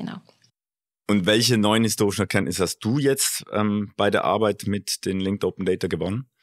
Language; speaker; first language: German; native; German